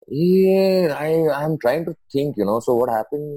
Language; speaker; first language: English; non-native, local second language; Sindhi